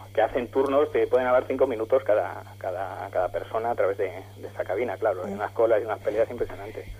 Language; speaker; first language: Spanish; native; Spanish